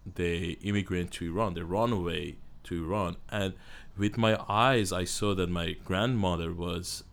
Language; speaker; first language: English; non-native, learner; Armenian